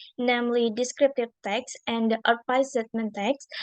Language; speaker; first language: English; non-native, learner; Indonesian